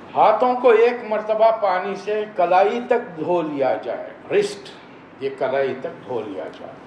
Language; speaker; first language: Urdu; native; Urdu